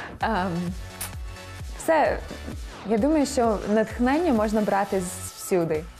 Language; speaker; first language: Ukrainian; non-native, fluent; English